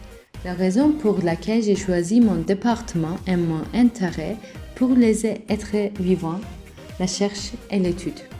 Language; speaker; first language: French; non-native, learner; Turkish